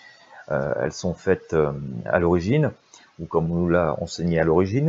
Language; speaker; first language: French; native; French